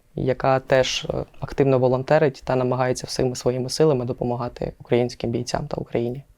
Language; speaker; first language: Ukrainian; non-native, local second language; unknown